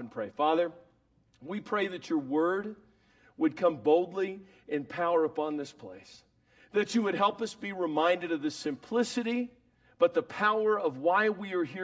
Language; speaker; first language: English; native; English